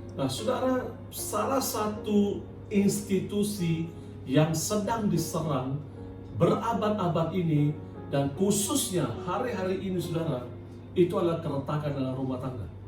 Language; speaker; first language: Indonesian; non-native, fluent; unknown